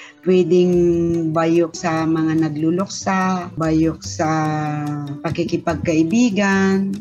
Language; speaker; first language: Filipino; non-native, local second language; Maranao